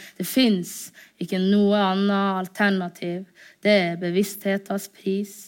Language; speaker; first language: Norwegian; early bilingual, other home language; Somali